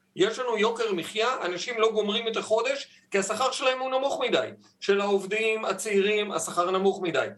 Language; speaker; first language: Hebrew; native; Hebrew